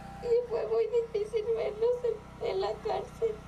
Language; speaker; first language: Spanish; early bilingual, other home language; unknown